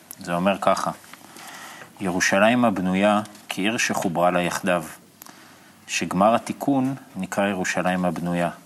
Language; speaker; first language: Hebrew; native; Hebrew